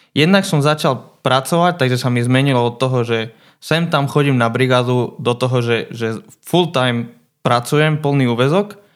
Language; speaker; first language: Slovak; non-native, fluent; Spanish